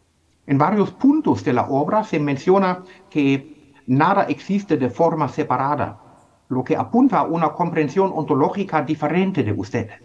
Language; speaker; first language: Spanish; non-native, fluent; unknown